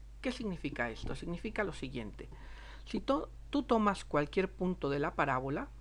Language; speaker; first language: Spanish; native; Spanish